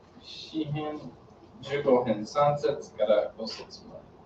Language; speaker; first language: Japanese; non-native, learner; English